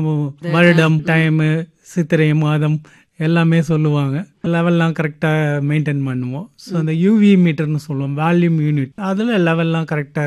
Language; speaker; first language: Tamil; native; Tamil